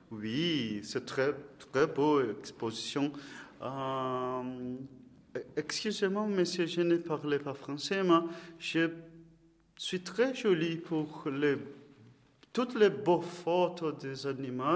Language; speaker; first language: French; non-native, learner; Portuguese